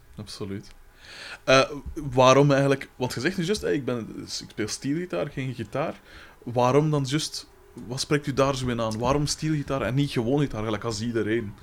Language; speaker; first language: Dutch; native; Dutch